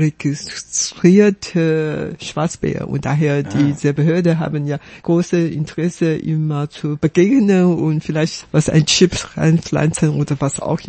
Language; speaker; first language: German; non-native, fluent; Chinese